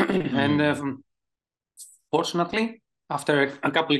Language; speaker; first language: English; non-native, fluent; Greek